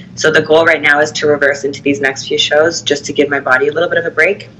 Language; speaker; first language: English; native; English